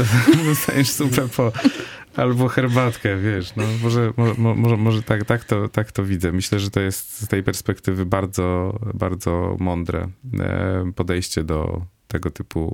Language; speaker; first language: Polish; native; Polish